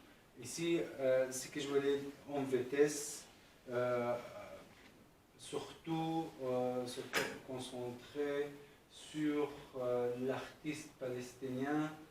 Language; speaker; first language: French; non-native, fluent; Arabic